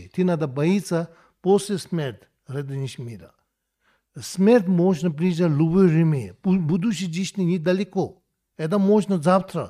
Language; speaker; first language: Russian; non-native, learner; Tibetan